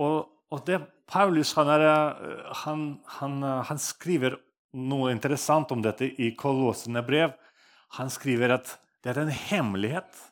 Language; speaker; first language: Norwegian; non-native, fluent; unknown